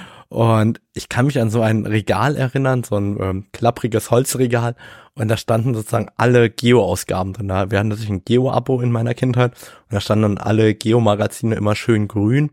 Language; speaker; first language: German; native; German